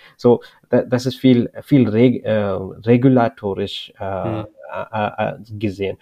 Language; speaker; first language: German; non-native, learner; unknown